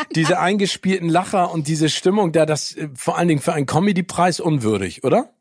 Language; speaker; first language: German; early bilingual, other home language; English